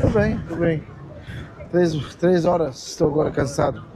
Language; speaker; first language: Portuguese; early bilingual, heritage; German